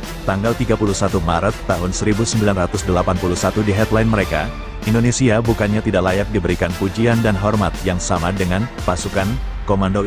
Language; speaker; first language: Indonesian; native; Indonesian